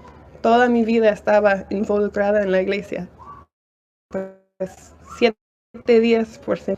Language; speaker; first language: Spanish; non-native, fluent; English